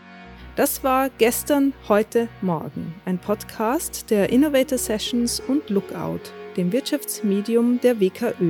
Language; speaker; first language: German; native; German